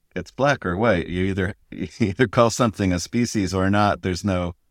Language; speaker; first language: English; native; English